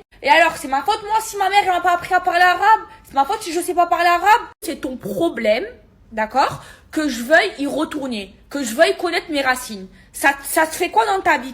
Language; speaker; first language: French; native; French